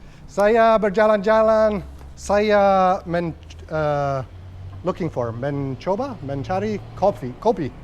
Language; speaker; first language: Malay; non-native, learner; English